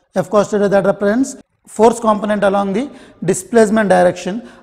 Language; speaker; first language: English; non-native, local second language; Kannada